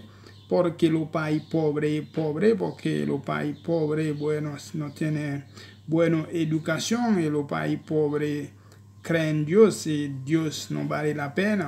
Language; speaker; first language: Spanish; non-native, learner; Haitian Creole